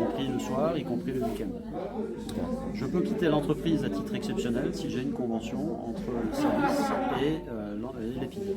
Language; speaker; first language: French; native; French